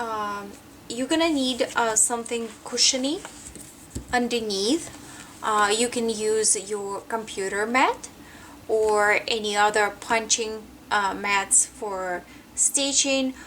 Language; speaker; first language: English; non-native, fluent; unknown